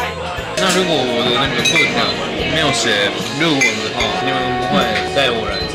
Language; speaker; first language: Chinese; non-native, fluent; Japanese